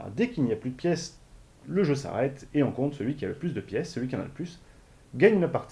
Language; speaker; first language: French; native; French